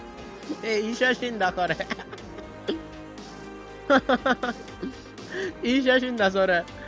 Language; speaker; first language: Japanese; non-native, learner; Filipino